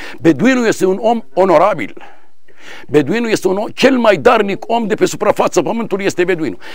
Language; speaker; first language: Romanian; non-native, fluent; Arabic